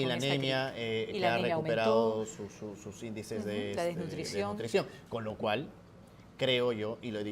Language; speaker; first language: Spanish; native; Spanish